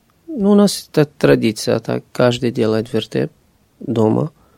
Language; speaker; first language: Ukrainian; non-native, learner; Arabic